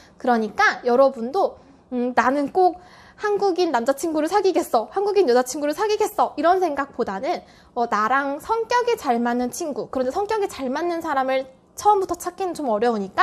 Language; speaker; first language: Korean; native; Korean